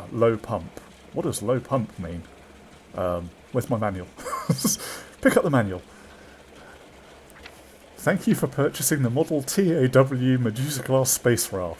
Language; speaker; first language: English; native; English